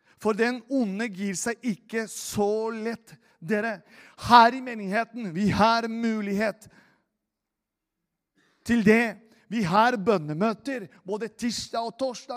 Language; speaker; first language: Norwegian; non-native, fluent; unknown